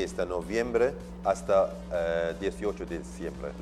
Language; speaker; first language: Spanish; non-native, learner; Arabic